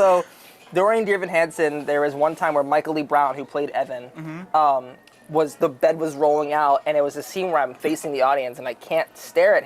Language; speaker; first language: English; native; English